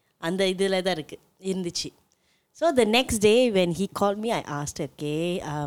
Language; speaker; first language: English; non-native, local second language; Tamil